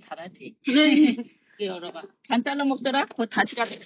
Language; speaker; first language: Korean; native; Korean